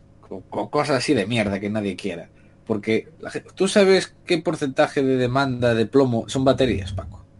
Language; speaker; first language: Spanish; native; Spanish